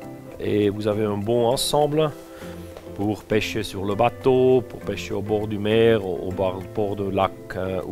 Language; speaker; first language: French; non-native, fluent; German